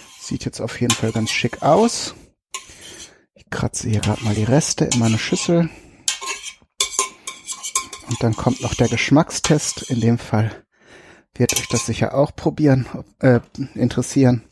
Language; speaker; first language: German; native; German